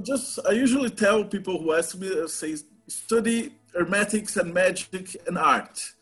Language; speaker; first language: English; non-native, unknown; Portuguese